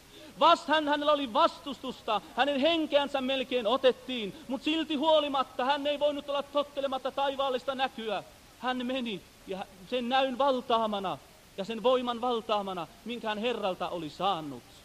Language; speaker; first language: Finnish; native; Finnish